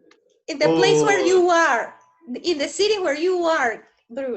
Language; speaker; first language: English; non-native, fluent; Spanish